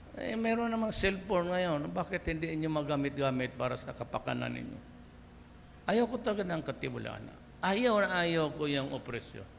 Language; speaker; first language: Filipino; non-native, local second language; Cebuano